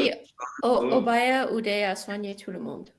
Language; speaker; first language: French; non-native, learner; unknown